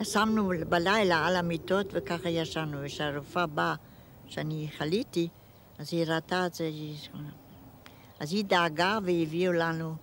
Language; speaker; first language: Hebrew; non-native, fluent; German